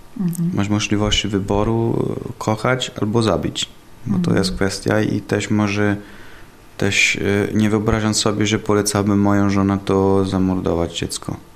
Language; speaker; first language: Polish; non-native, learner; Italian